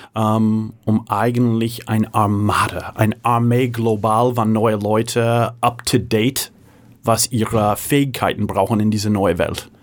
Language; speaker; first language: German; non-native, fluent; English